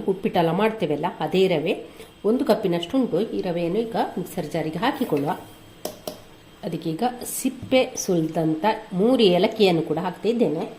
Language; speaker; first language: Kannada; native; Kannada